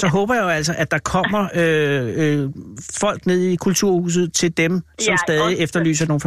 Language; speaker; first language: Danish; native; Danish